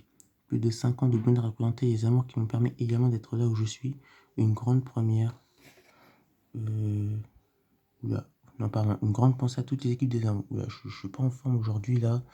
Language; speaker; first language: French; native; French